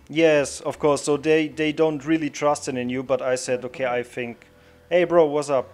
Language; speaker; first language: English; non-native, learner; German